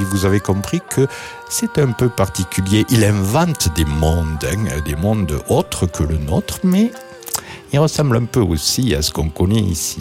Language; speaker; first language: French; native; French